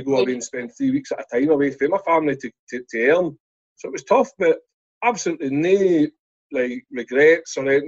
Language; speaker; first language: English; native; English